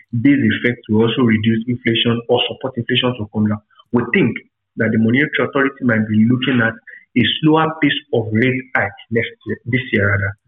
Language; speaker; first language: English; non-native, local second language; Yoruba